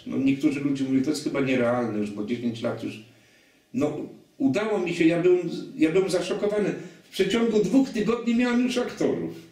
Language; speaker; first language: Polish; non-native, local second language; Kashubian